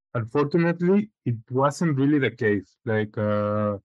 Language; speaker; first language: English; non-native, fluent; Spanish